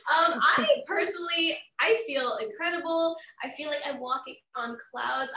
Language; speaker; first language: English; native; English